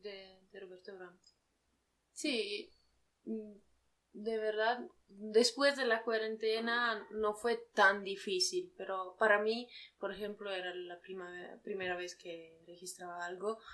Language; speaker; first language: Spanish; non-native, fluent; Italian